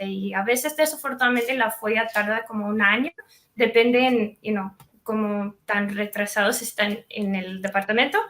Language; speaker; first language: Spanish; non-native, fluent; English